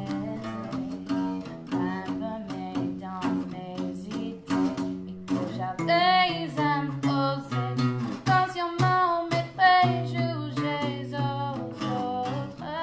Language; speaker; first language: French; non-native, learner; English